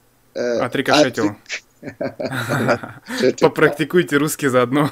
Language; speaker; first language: Russian; native; Russian